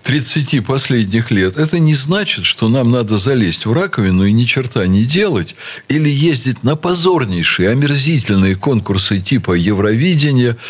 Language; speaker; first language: Russian; native; Russian